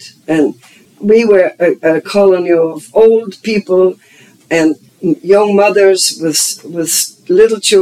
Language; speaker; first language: English; non-native, fluent; German